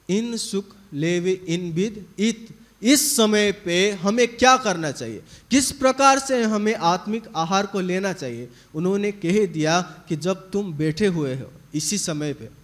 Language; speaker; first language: Hindi; native; Hindi